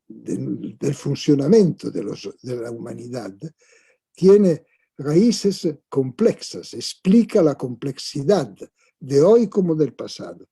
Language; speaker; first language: Spanish; non-native, fluent; Italian